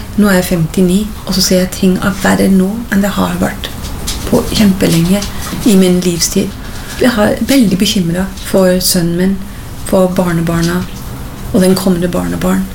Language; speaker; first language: Norwegian; non-native, fluent; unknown